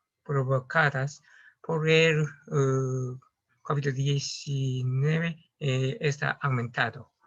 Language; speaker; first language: Spanish; non-native, learner; Japanese